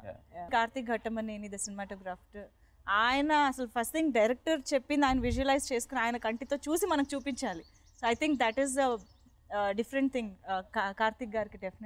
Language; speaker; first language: Telugu; native; Telugu